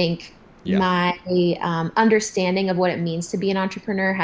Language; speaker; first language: English; native; English